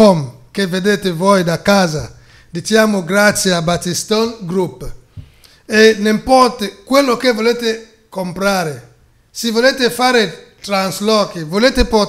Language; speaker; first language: Italian; non-native, fluent; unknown